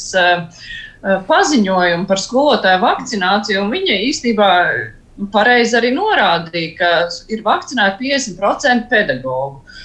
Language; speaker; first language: Latvian; native; Latvian